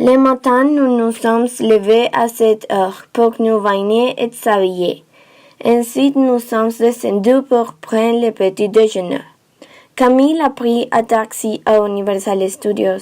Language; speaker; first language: French; non-native, learner; Spanish